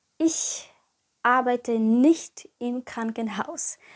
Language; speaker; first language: German; non-native, fluent; Ukrainian